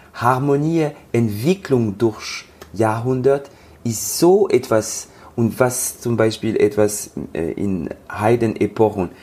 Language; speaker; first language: German; non-native, learner; French